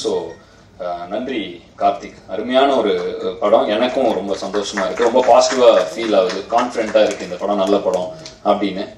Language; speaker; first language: Tamil; native; Tamil